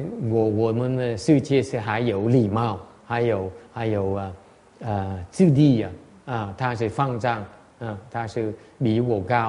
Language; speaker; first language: Chinese; non-native, learner; Vietnamese